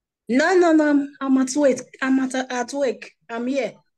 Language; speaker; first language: English; non-native, fluent; Italian